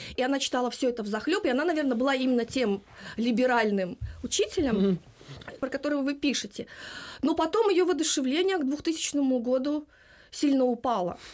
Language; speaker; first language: Russian; non-native, local second language; Lithuanian